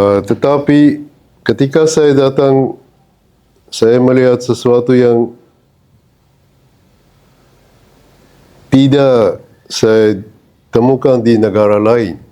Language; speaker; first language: Indonesian; non-native, fluent; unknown